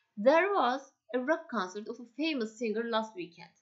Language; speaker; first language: English; non-native, fluent; Turkish